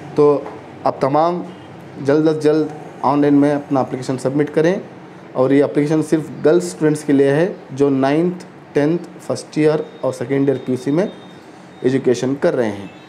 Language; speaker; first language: Hindi; non-native, local second language; Urdu